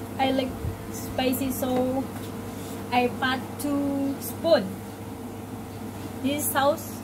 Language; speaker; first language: English; non-native, learner; Indonesian